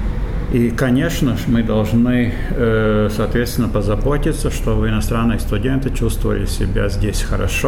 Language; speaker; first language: Russian; non-native, fluent; Latvian